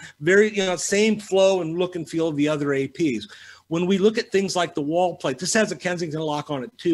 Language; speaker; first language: English; native; English